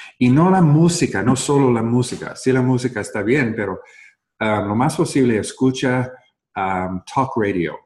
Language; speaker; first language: Spanish; non-native, learner; English